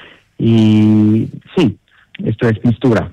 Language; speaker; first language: Spanish; non-native, fluent; English